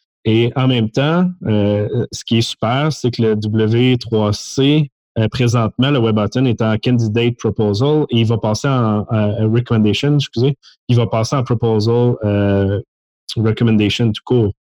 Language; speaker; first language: French; native; French